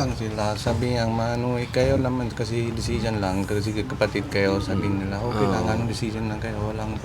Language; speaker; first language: Filipino; non-native, learner; Punjabi